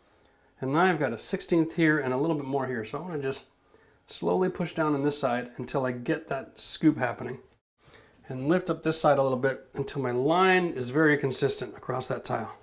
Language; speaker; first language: English; native; English